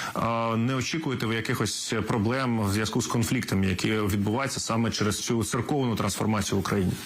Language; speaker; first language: Ukrainian; native; Ukrainian